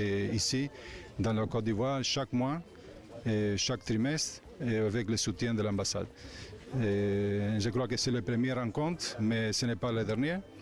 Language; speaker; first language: French; non-native, learner; Hebrew